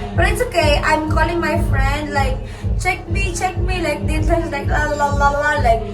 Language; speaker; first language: English; non-native, learner; Filipino